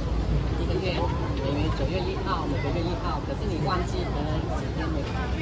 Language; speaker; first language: Chinese; non-native, learner; Japanese